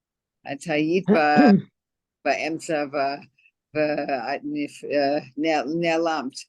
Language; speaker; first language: Hebrew; non-native, learner; English